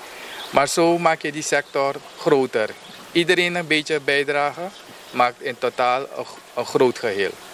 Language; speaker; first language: Dutch; non-native, local second language; Papiamento